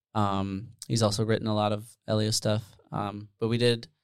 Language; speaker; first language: English; early bilingual, other home language; Dutch